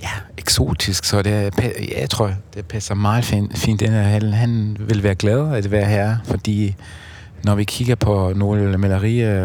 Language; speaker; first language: Danish; non-native, fluent; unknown